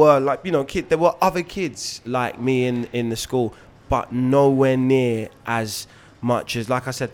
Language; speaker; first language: English; native; English